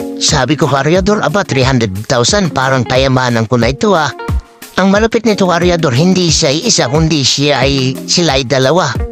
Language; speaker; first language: Filipino; native; Filipino